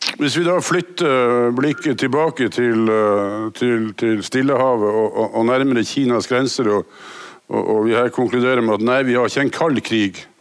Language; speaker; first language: Norwegian; native; Norwegian